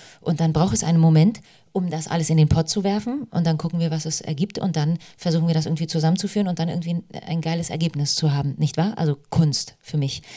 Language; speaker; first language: German; early bilingual, other home language; Polish